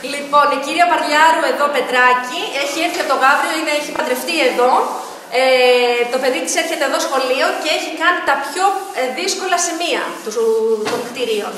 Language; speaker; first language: Greek; native; Greek